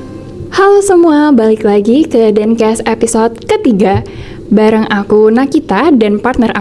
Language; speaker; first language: Indonesian; native; Indonesian